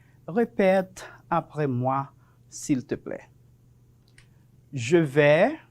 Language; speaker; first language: French; non-native, fluent; Spanish